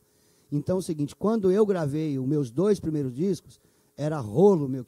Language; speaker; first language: Portuguese; native; Portuguese